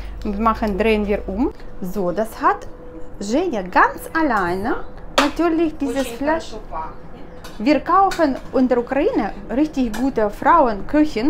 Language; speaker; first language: German; non-native, fluent; Russian